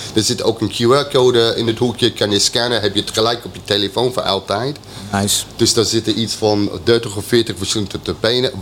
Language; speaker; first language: Dutch; non-native, fluent; English